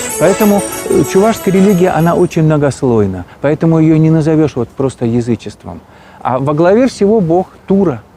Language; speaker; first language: Russian; non-native, local second language; Chuvash